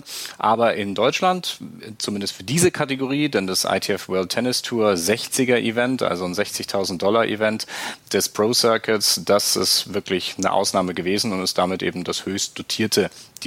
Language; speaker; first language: German; native; German